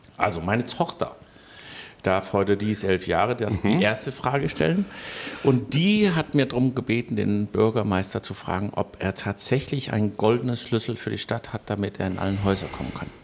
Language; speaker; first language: German; non-native, fluent; Danish